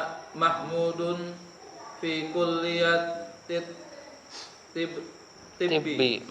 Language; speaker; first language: Arabic; non-native, learner; Indonesian